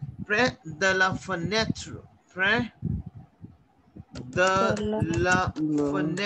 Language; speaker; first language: French; non-native, learner; Hindi